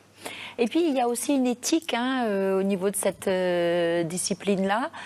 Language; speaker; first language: French; native; French